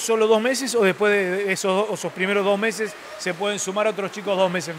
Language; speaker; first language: Spanish; native; Spanish